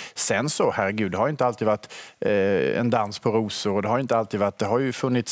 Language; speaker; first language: Swedish; native; Swedish